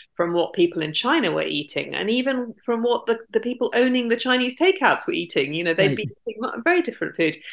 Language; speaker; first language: English; native; English